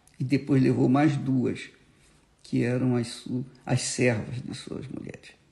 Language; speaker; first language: Portuguese; native; Portuguese